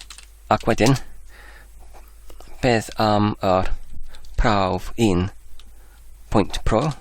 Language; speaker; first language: Welsh; non-native, learner; English